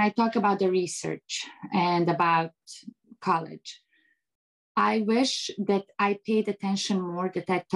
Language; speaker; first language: English; non-native, fluent; Bosnian